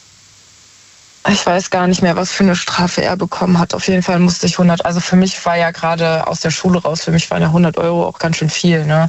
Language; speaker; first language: German; native; German